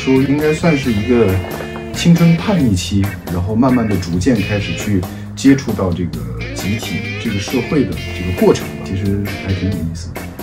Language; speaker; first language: Chinese; native; Chinese